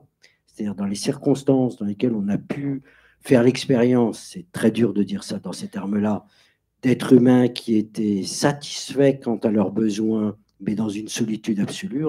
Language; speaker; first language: French; native; French